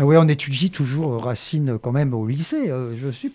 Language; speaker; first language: French; native; French